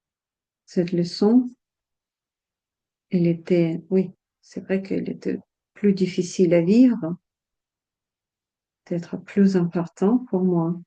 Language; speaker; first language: French; non-native, fluent; Russian